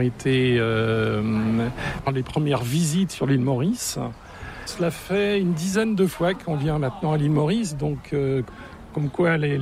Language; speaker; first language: French; native; French